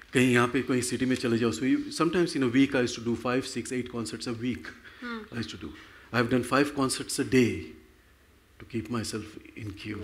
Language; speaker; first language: English; non-native, local second language; Gujarati